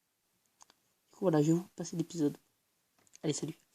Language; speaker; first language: French; native; French